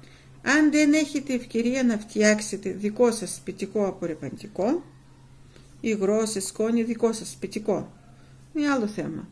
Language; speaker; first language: Greek; non-native, fluent; Russian